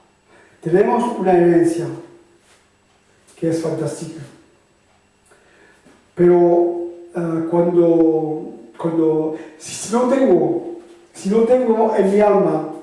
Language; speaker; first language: Spanish; non-native, fluent; French